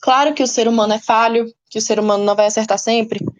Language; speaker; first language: Portuguese; native; Portuguese